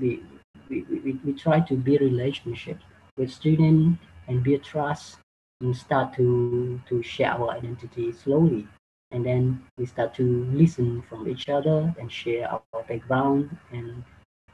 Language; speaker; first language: English; non-native, learner; Khmer